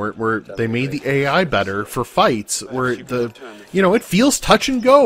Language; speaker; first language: English; native; English